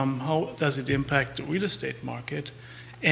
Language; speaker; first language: English; non-native, fluent; German